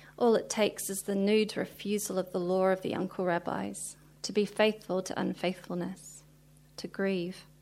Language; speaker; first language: English; native; English